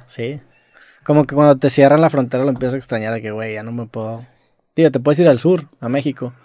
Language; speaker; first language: Spanish; native; Spanish